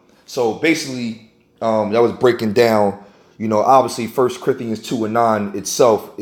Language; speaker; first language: English; native; English